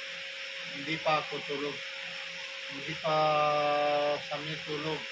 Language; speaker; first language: Filipino; non-native, learner; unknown